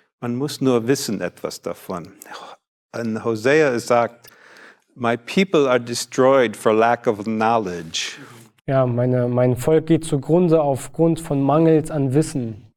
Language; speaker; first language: German; non-native, fluent; English